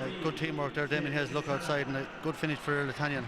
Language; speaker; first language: English; native; English